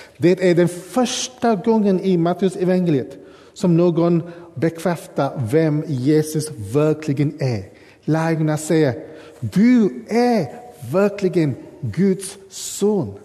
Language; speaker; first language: Swedish; non-native, fluent; English